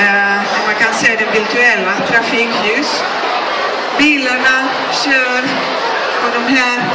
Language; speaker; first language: Swedish; non-native, fluent; Greek